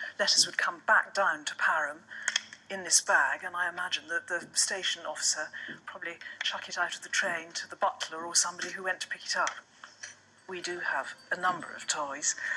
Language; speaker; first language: English; native; English